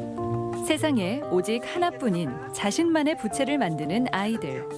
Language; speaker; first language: Korean; native; Korean